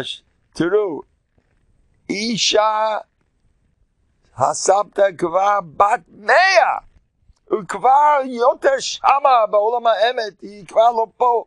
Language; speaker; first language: Hebrew; non-native, fluent; English